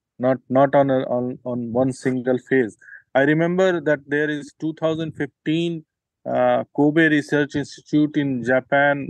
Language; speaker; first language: English; non-native, local second language; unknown